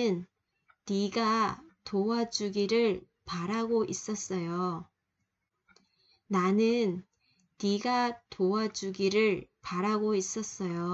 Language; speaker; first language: Korean; non-native, fluent; Vietnamese